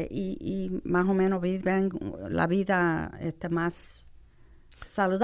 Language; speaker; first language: Spanish; non-native, fluent; English